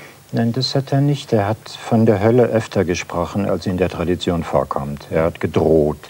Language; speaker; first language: German; native; German